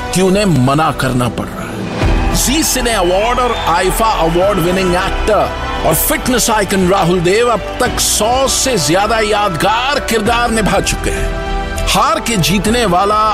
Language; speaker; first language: Hindi; native; Hindi